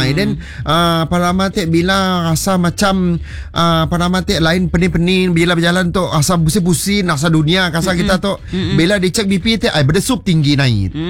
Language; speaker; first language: Malay; native; Malay